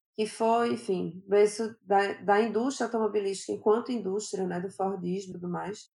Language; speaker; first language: Portuguese; native; Portuguese